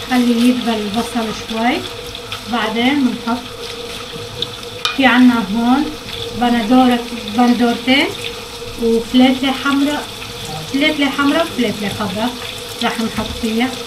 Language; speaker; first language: Arabic; non-native, local second language; Kurdish